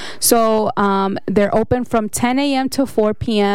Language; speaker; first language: English; early bilingual, other home language; Spanish